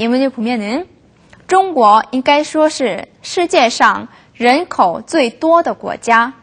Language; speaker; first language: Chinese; non-native, fluent; Korean